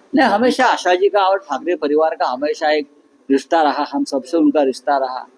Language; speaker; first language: Hindi; non-native, local second language; Marathi